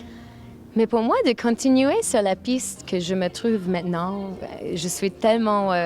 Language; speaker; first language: French; non-native, local second language; English